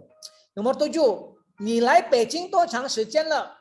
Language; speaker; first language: Chinese; non-native, fluent; Indonesian